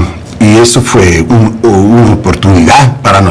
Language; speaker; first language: Spanish; early bilingual, heritage; English